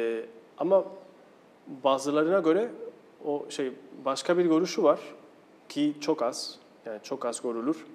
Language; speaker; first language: Turkish; non-native, fluent; Spanish